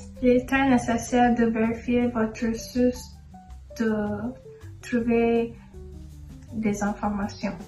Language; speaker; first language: French; non-native, learner; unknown